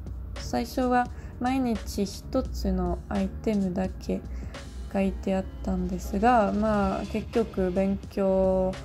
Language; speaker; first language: Japanese; non-native, learner; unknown